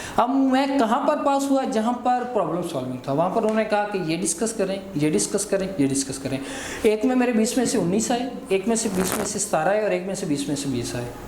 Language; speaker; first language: Hindi; non-native, local second language; Punjabi